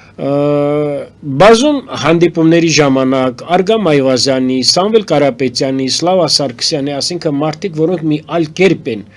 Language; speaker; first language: Armenian; native; Armenian